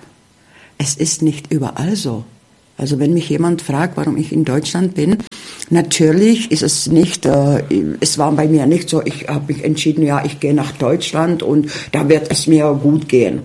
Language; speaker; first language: German; early bilingual, heritage; Czech